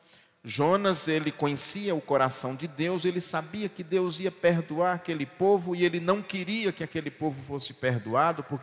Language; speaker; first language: Portuguese; native; Portuguese